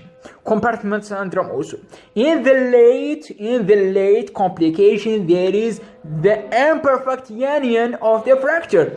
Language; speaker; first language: English; non-native, local second language; Arabic